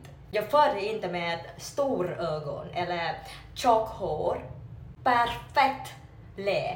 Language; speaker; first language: Swedish; non-native, learner; Vietnamese